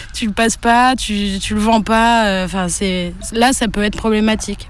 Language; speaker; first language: French; native; French